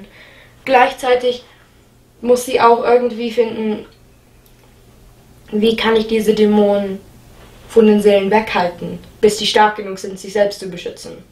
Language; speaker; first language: German; non-native, fluent; English